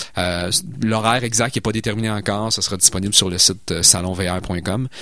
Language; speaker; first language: French; native; French